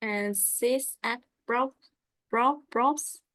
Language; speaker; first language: English; non-native, learner; Vietnamese